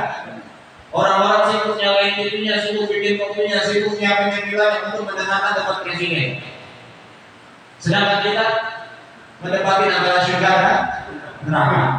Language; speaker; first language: Indonesian; native; Indonesian